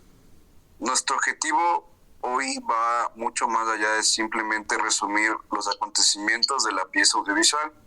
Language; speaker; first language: Spanish; native; Spanish